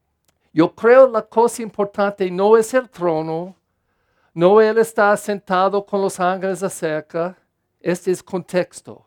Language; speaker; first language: Spanish; non-native, fluent; English